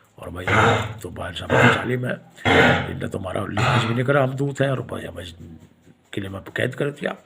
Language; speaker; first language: Hindi; native; Hindi